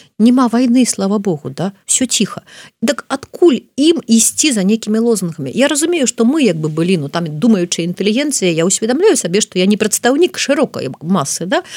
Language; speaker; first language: Belarusian; non-native, local second language; Russian